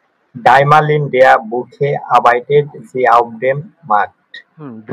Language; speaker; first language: German; non-native, learner; Bangla